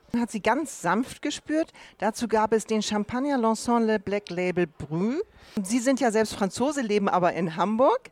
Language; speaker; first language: German; native; German